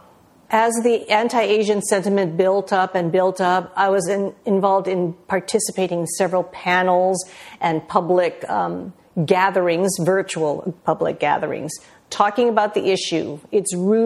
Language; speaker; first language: English; native; English